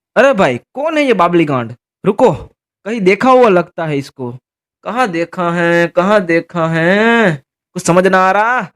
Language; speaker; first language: Hindi; native; Hindi